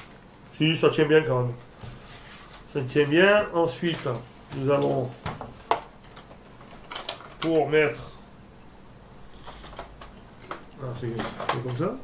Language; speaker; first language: French; native; French